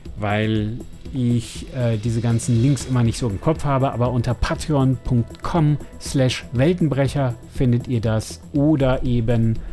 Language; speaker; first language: German; native; German